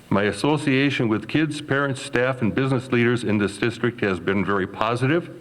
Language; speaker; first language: English; native; English